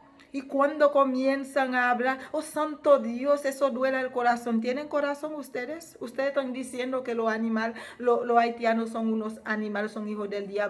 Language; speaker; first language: Spanish; non-native, fluent; Haitian Creole